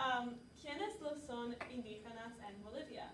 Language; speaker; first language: Spanish; non-native, learner; English